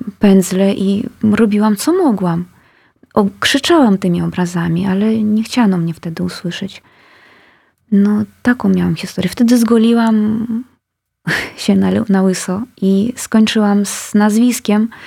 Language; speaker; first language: Polish; non-native, fluent; Russian